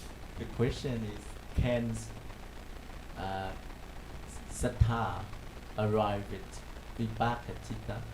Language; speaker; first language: English; non-native, learner; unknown